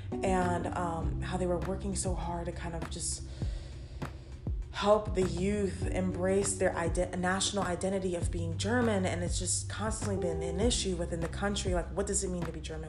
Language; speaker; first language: English; native; English